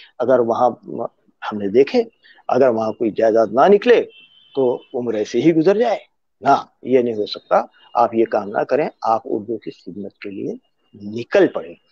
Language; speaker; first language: Urdu; native; Urdu